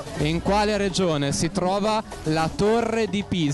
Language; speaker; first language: Italian; native; Italian